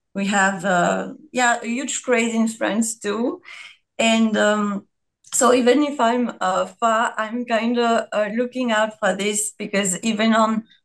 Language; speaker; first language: English; non-native, fluent; French